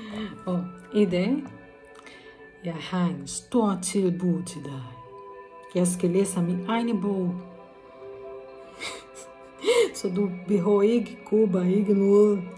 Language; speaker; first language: Danish; non-native, learner; Portuguese